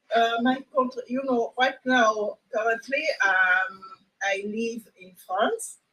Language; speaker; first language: English; non-native, local second language; French